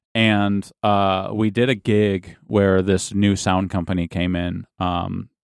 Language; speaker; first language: English; native; English